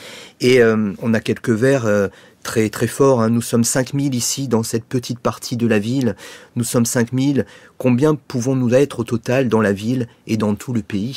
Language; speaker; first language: French; native; French